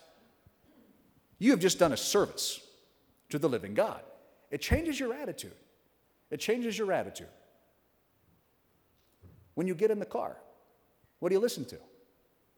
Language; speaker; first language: English; native; English